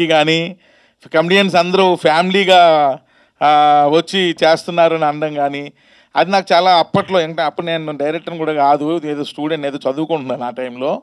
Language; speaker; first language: Telugu; native; Telugu